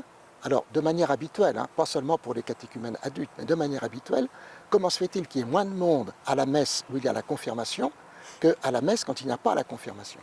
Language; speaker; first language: French; native; French